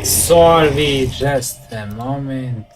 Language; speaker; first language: English; non-native, fluent; Serbian